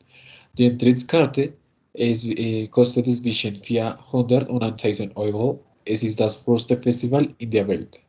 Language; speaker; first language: German; non-native, learner; Spanish